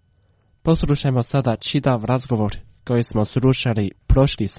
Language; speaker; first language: Croatian; non-native, fluent; Chinese